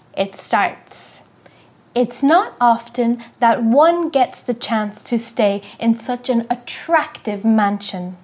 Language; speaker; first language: English; native; English